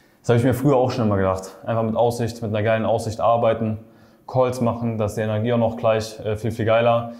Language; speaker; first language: German; native; German